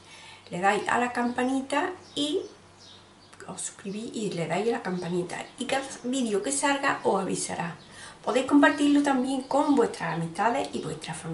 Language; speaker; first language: Spanish; native; Spanish